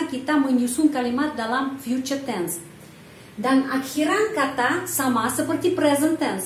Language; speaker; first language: Indonesian; non-native, fluent; Russian